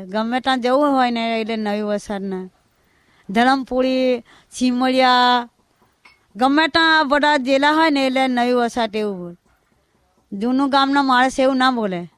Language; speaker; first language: Gujarati; non-native, local second language; Bhili